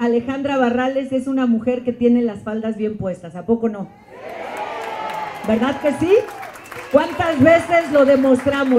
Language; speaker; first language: Spanish; native; Spanish